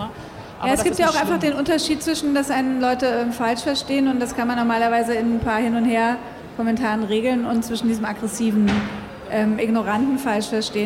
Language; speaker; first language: German; native; German